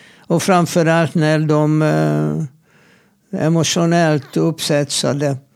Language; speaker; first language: Swedish; non-native, fluent; Hungarian